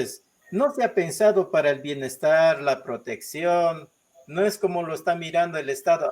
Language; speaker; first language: Spanish; non-native, local second language; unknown